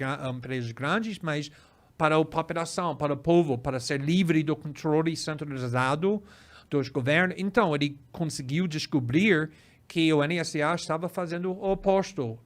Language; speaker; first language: Portuguese; non-native, fluent; English